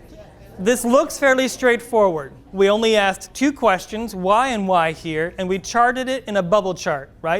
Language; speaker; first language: English; native; English